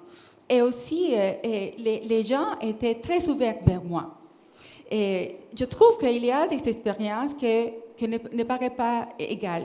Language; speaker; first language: French; non-native, fluent; Spanish